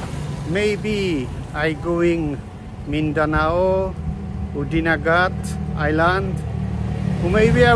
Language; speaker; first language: English; non-native, learner; French